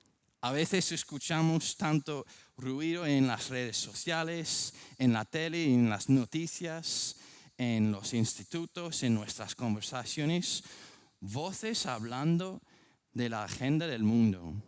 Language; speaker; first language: Spanish; non-native, fluent; English